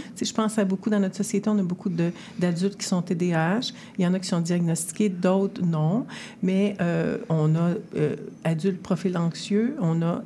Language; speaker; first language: French; native; French